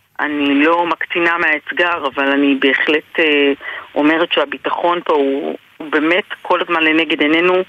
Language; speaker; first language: Hebrew; native; Hebrew